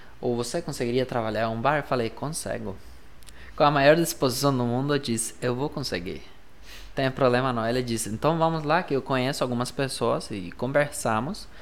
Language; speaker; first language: Portuguese; non-native, fluent; Spanish